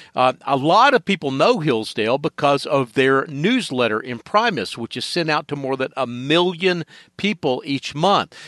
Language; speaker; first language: English; native; English